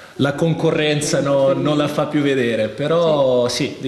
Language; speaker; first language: Italian; non-native, fluent; Portuguese